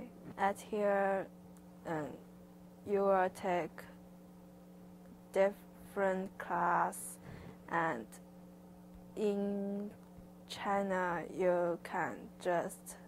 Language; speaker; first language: English; non-native, learner; Chinese